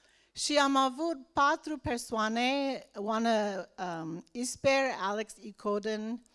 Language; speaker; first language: Romanian; non-native, learner; English